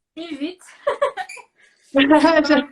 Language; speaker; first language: French; non-native, fluent; Spanish